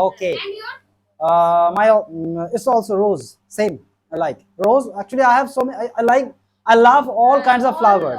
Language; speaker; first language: English; non-native, local second language; Bangla